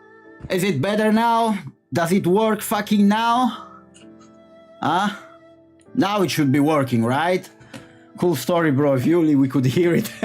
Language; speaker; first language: English; non-native, fluent; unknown